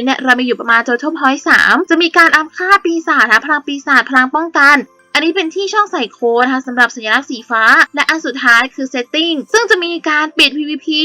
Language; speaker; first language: Thai; native; Thai